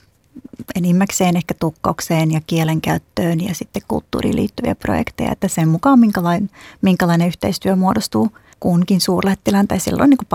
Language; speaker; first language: Finnish; non-native, fluent; Latvian